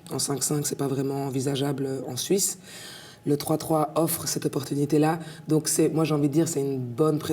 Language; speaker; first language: French; native; French